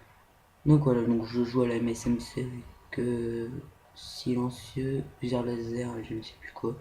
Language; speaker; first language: French; native; French